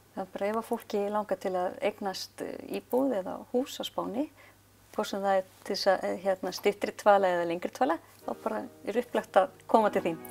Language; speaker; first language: Icelandic; native; Icelandic